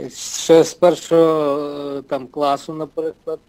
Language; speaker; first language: Ukrainian; native; Ukrainian